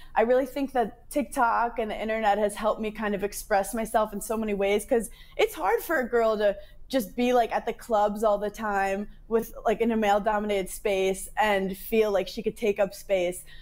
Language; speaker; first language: English; native; English